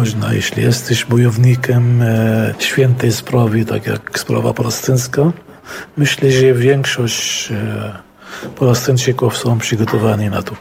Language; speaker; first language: Polish; non-native, fluent; Arabic